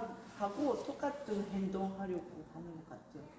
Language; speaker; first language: Korean; non-native, fluent; Japanese